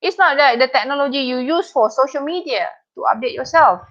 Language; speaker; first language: English; non-native, local second language; Malay